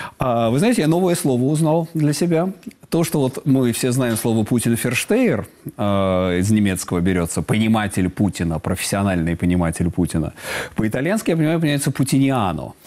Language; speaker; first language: Russian; native; Russian